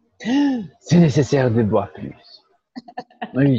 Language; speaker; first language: French; non-native, fluent; Portuguese